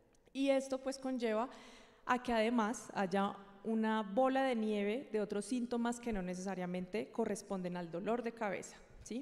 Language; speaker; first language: Spanish; native; Spanish